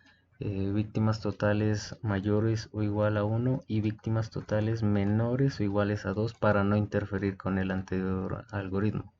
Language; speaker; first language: Spanish; native; Spanish